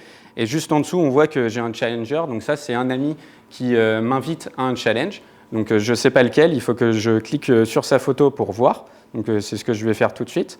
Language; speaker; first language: French; native; French